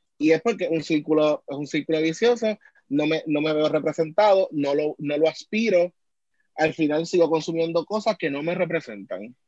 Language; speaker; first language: Spanish; native; Spanish